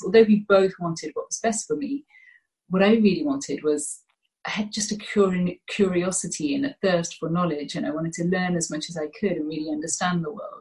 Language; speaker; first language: English; native; English